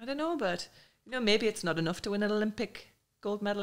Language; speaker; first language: English; native; English